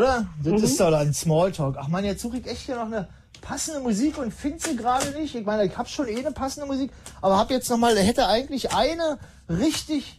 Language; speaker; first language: German; native; German